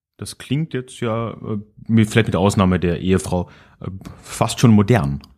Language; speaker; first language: German; native; German